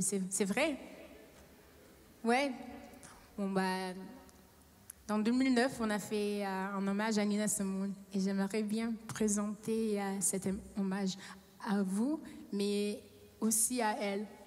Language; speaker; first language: French; non-native, fluent; English